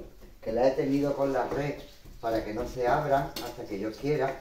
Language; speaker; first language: Spanish; native; Spanish